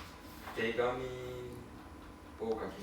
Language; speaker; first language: Japanese; non-native, learner; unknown